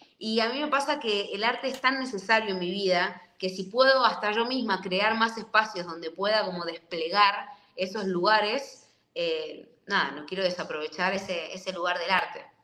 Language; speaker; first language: Spanish; native; Spanish